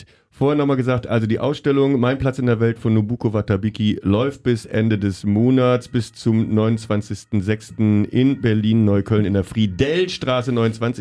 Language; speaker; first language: German; native; German